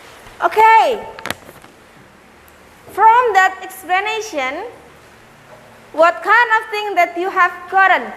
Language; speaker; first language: English; non-native, learner; Indonesian